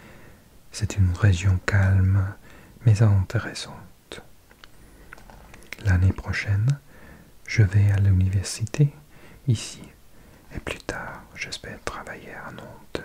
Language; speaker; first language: French; non-native, learner; English